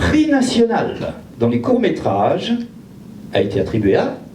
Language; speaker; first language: French; native; French